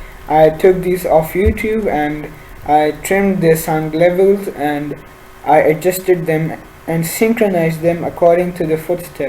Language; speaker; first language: English; non-native, local second language; Urdu